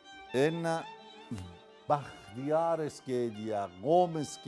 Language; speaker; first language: Greek; non-native, learner; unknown